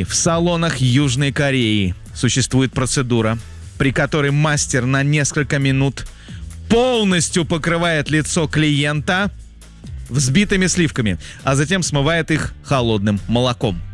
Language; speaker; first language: Russian; native; Russian